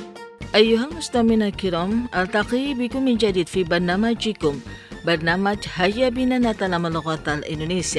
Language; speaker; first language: Arabic; non-native, fluent; Indonesian